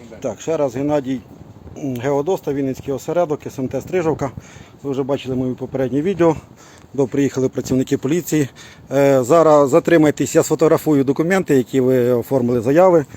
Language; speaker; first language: Ukrainian; native; Ukrainian